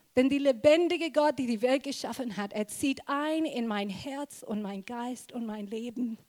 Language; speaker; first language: German; non-native, fluent; English